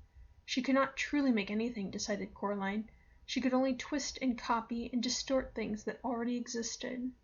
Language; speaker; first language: English; native; English